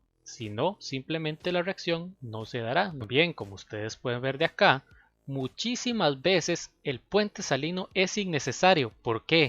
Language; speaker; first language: Spanish; native; Spanish